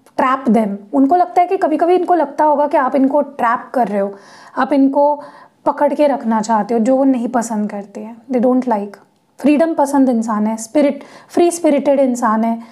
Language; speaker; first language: Hindi; non-native, local second language; Marathi